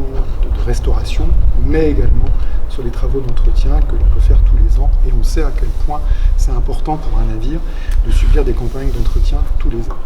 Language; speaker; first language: French; native; French